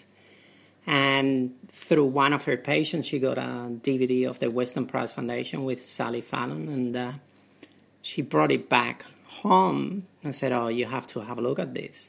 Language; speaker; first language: English; non-native, fluent; Spanish